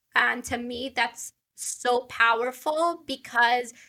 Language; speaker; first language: English; early bilingual, other home language; Italian